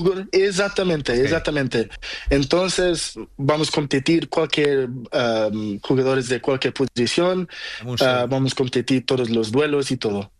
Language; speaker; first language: Spanish; non-native, learner; Portuguese